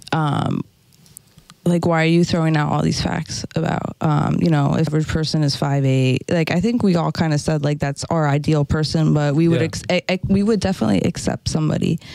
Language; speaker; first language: English; native; English